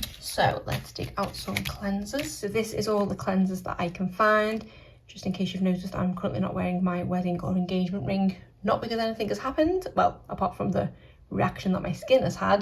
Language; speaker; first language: English; native; English